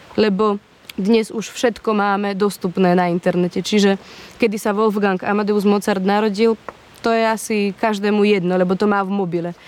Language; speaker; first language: Slovak; early bilingual, heritage; Slovak